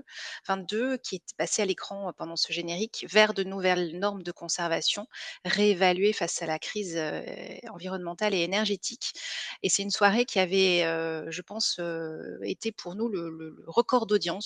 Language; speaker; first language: French; native; French